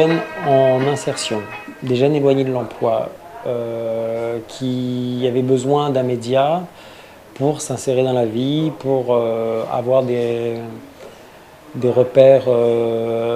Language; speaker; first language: French; native; French